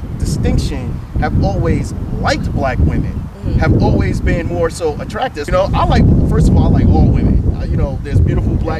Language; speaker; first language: English; native; English